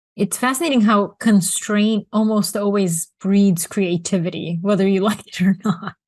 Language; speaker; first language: English; early bilingual, other home language; Bulgarian